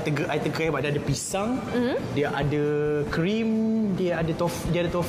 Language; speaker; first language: Malay; native; Malay